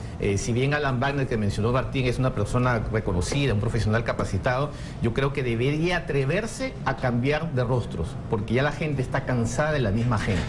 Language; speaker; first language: Spanish; native; Spanish